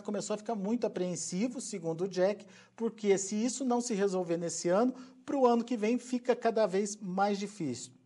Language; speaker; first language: Portuguese; native; Portuguese